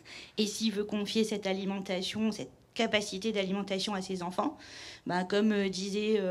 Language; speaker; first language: French; native; French